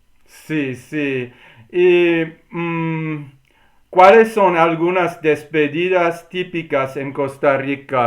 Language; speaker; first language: Spanish; non-native, learner; English